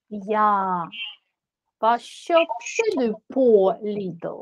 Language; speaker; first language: Swedish; non-native, fluent; Russian